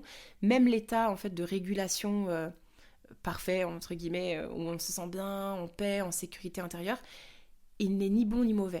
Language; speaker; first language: French; native; French